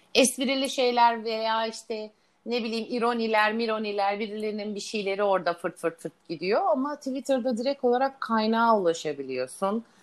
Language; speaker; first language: Turkish; native; Turkish